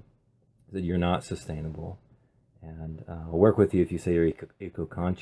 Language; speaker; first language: English; native; English